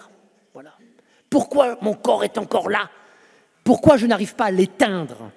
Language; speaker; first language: French; native; French